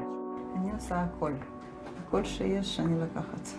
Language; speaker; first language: Hebrew; non-native, learner; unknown